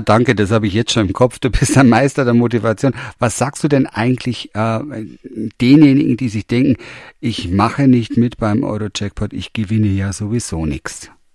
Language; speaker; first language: German; native; German